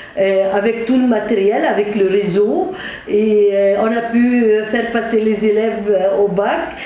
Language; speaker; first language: French; non-native, fluent; Arabic